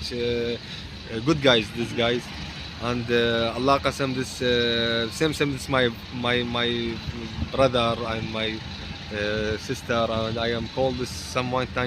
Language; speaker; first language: English; non-native, learner; Arabic